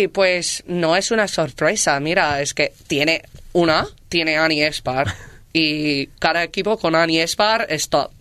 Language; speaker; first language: Spanish; non-native, learner; English